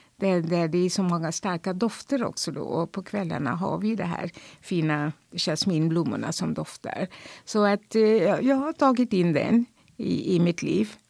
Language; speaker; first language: Swedish; non-native, fluent; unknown